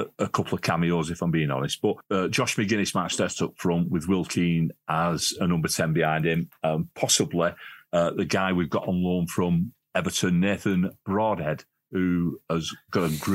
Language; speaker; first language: English; native; English